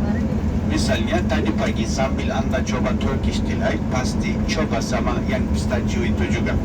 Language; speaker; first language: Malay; non-native, fluent; Turkish